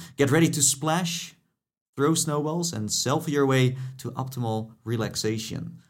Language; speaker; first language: English; non-native, fluent; Dutch